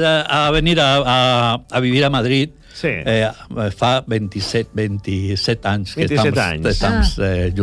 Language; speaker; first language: Catalan; non-native, learner; Portuguese